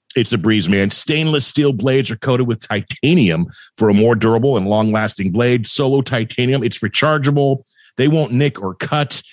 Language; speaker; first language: English; native; English